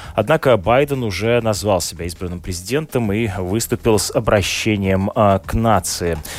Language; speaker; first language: Russian; native; Russian